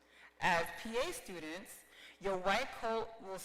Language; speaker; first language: English; native; English